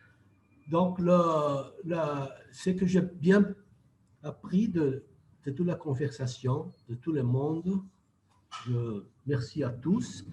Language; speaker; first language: French; non-native, fluent; Portuguese